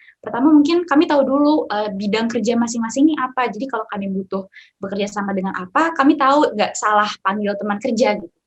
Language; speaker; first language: Indonesian; native; Indonesian